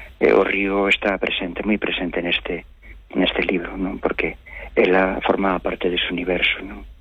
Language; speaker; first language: Galician; native; Galician